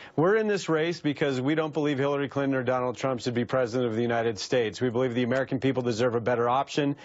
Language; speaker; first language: English; native; English